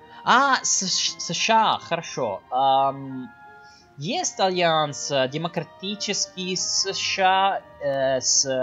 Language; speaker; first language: Russian; non-native, learner; English